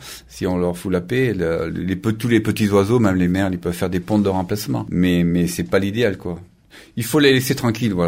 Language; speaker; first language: French; native; French